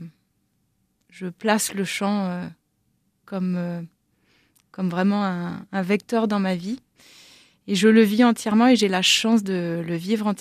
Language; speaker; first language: French; native; French